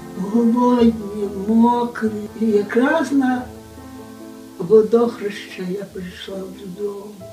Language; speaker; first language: Ukrainian; native; Ukrainian